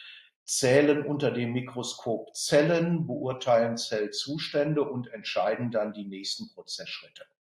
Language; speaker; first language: German; native; German